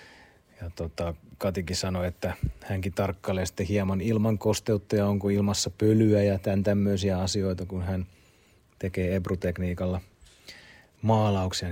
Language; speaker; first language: Finnish; native; Finnish